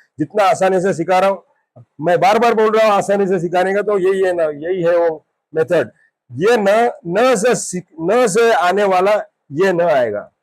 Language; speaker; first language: Hindi; native; Hindi